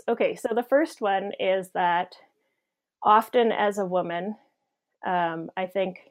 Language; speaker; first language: English; native; English